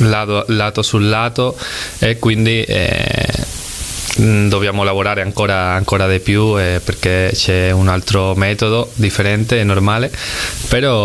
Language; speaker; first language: Italian; non-native, learner; Spanish